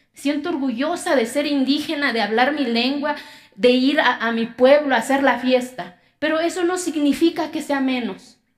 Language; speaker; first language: Spanish; non-native, local second language; Zapotec